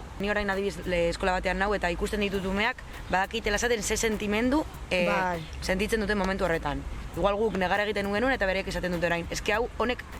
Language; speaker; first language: Basque; native; Basque